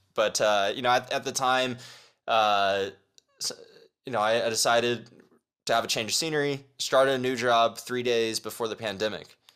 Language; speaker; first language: English; early bilingual, other home language; Chinese